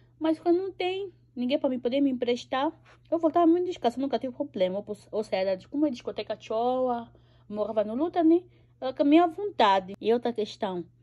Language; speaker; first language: Portuguese; native; Portuguese